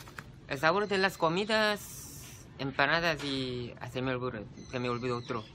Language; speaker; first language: Spanish; non-native, fluent; Korean